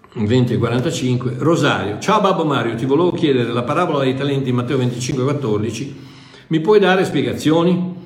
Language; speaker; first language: Italian; non-native, fluent; English